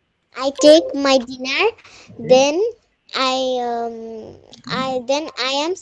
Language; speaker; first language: English; non-native, learner; Bangla